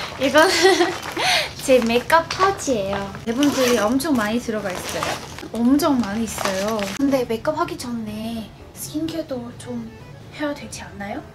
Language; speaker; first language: Korean; non-native, fluent; Vietnamese